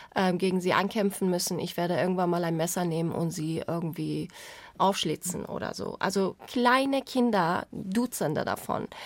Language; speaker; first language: German; non-native, fluent; Persian